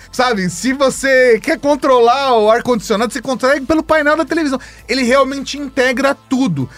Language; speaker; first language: Portuguese; native; Portuguese